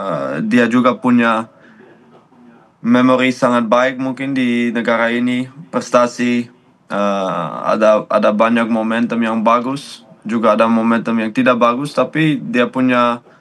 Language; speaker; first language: Indonesian; non-native, fluent; Dutch